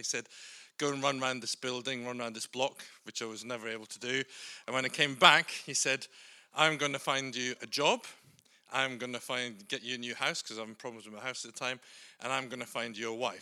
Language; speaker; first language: English; native; English